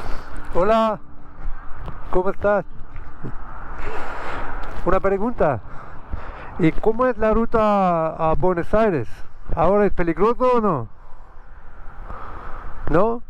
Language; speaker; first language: Spanish; non-native, learner; Persian